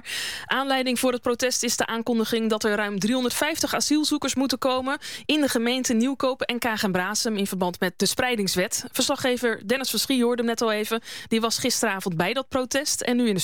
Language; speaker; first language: Dutch; native; Dutch